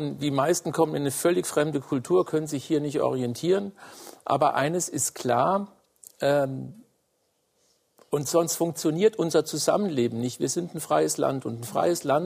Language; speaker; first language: German; native; German